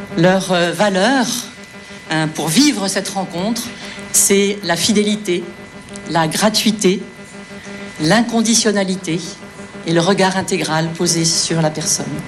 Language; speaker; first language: French; native; French